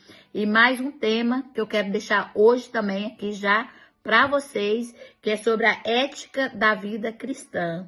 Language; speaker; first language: Portuguese; native; Portuguese